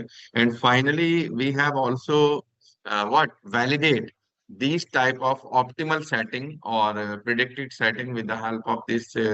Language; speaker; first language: English; non-native, local second language; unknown